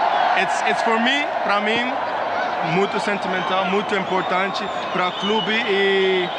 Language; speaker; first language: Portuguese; non-native, learner; Dutch